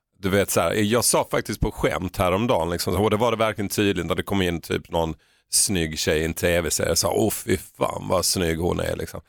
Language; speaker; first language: Swedish; native; Swedish